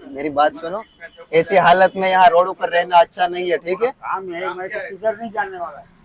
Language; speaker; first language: Hindi; non-native, local second language; Marathi